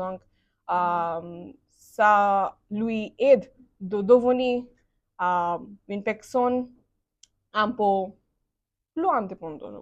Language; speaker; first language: French; non-native, learner; Bangla